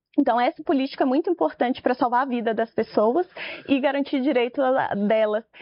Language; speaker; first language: Portuguese; native; Portuguese